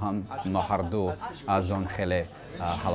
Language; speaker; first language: Persian; non-native, learner; English